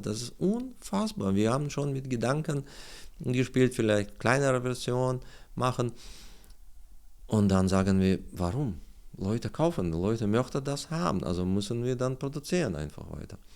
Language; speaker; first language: German; non-native, learner; Russian